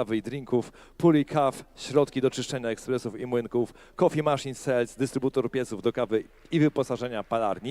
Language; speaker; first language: Polish; native; Polish